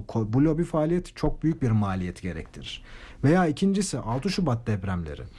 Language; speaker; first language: Turkish; native; Turkish